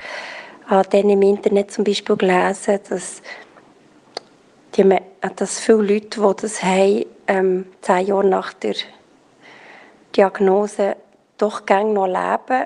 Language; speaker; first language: German; native; German